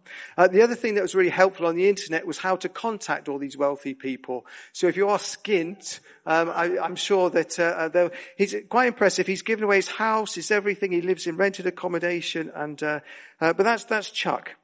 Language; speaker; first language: English; native; English